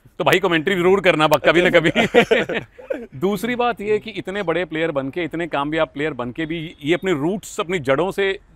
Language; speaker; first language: Hindi; native; Hindi